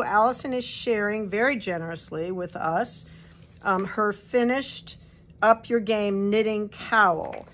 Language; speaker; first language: English; native; English